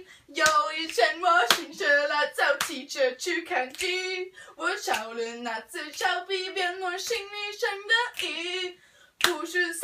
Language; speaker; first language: Chinese; non-native, learner; Norwegian